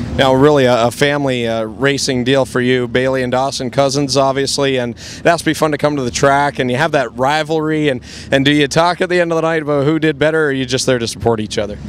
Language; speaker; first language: English; native; English